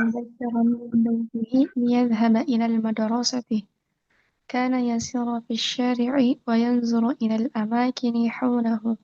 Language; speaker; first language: Arabic; non-native, learner; Indonesian